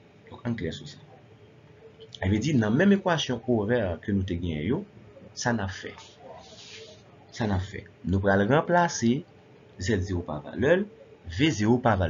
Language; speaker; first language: French; non-native, local second language; Haitian Creole